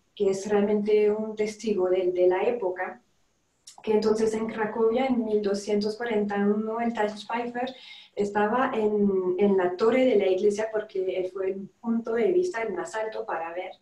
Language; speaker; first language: Spanish; non-native, fluent; French